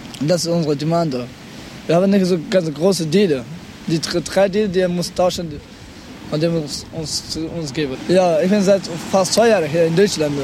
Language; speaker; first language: German; non-native, learner; Pashto